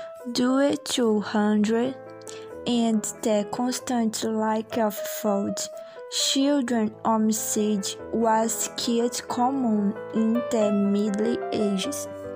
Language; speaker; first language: English; non-native, learner; Portuguese